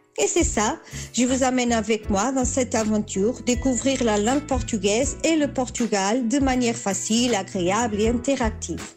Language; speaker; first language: French; non-native, fluent; Portuguese